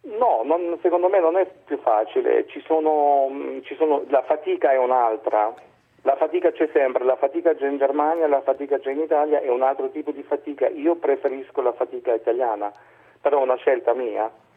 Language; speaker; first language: Italian; non-native, fluent; German